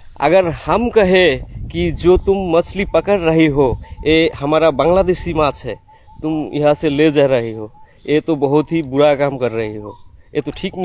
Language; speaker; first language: Hindi; non-native, learner; Bangla